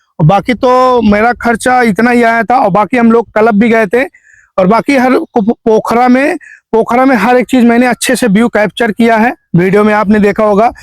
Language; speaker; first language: Hindi; native; Hindi